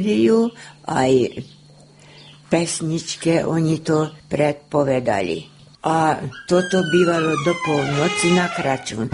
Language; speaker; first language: Slovak; native; Slovak